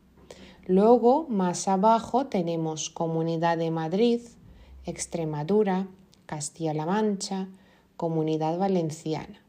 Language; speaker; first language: Spanish; non-native, fluent; Lithuanian